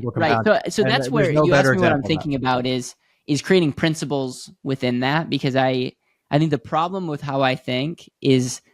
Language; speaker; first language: English; native; English